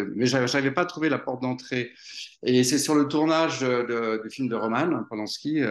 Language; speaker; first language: French; native; French